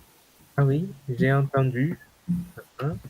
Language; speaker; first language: French; non-native, fluent; Spanish